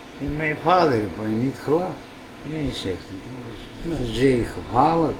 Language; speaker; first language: Dutch; non-native, learner; Greek